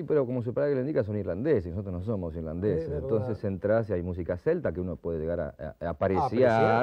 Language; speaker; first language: Spanish; native; Spanish